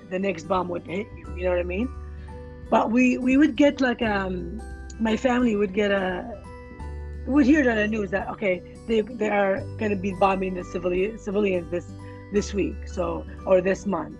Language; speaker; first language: English; non-native, fluent; Arabic